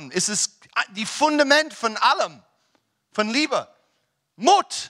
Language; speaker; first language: German; non-native, learner; English